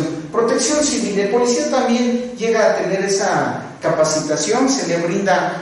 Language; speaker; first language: Spanish; native; Spanish